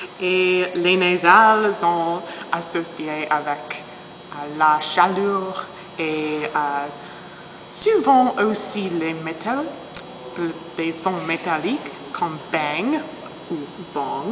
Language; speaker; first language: French; non-native, learner; English